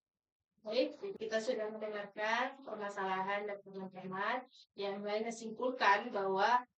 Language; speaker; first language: Indonesian; native; Indonesian